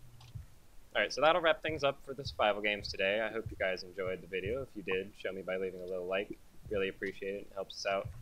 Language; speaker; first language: English; native; English